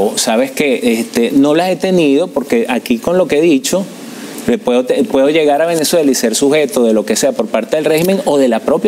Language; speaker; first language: Spanish; native; Spanish